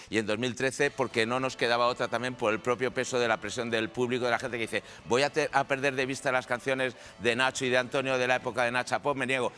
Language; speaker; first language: Spanish; native; Spanish